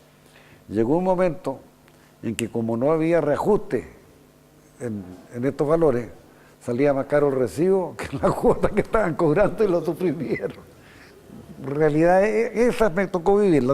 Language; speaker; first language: Spanish; native; Spanish